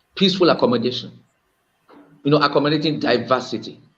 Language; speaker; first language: English; non-native, local second language; Yoruba